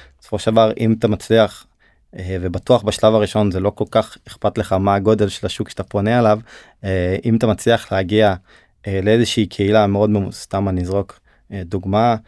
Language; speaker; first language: Hebrew; early bilingual, other home language; Turkish